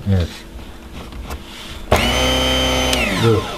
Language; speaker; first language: English; non-native, learner; Russian